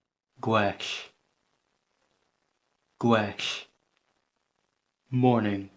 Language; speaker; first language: Welsh; non-native, learner; English